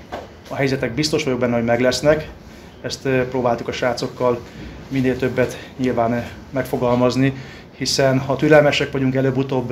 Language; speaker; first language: Hungarian; native; Hungarian